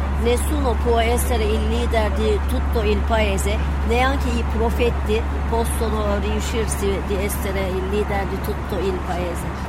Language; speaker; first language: Italian; non-native, fluent; Turkish